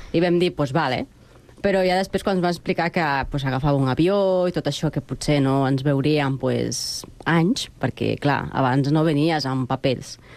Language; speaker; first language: Catalan; non-native, fluent; Spanish